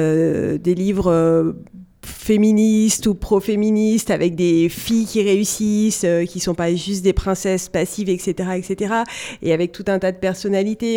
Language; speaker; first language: French; native; French